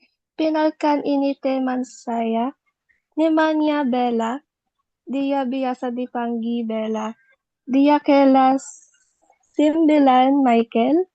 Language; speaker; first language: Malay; non-native, learner; Filipino